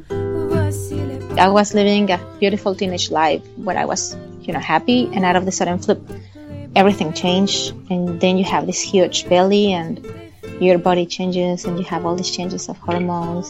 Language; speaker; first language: English; non-native, fluent; Spanish